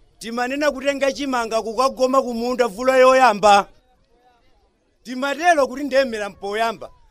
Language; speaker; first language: Nyanja; native; Nyanja